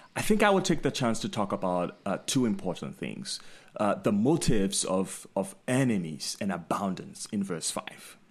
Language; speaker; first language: English; non-native, local second language; Akan